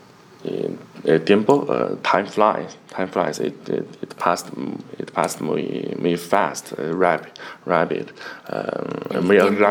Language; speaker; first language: Spanish; non-native, learner; Chinese